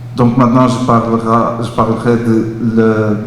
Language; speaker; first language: French; non-native, fluent; Portuguese